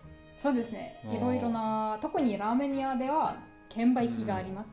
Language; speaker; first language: Japanese; non-native, learner; German